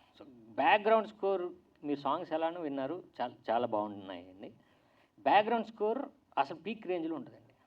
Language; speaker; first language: Telugu; native; Telugu